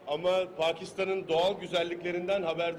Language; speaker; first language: Turkish; native; Turkish